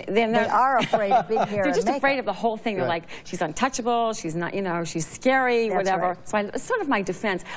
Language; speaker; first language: English; native; English